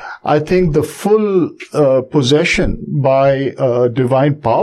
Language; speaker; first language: English; non-native, local second language; Bangla